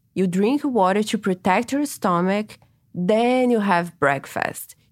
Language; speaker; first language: English; non-native, fluent; Portuguese